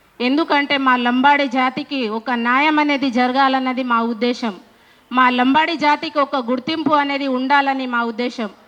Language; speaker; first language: Telugu; non-native, local second language; Lambadi